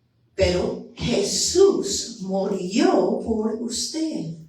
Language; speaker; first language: Spanish; non-native, fluent; English